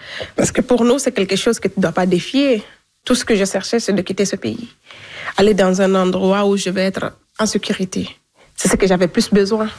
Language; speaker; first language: French; non-native, local second language; Fula